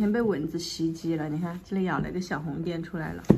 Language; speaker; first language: Chinese; native; Chinese